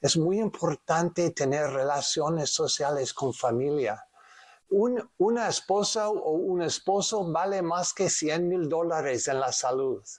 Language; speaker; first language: Spanish; non-native, learner; English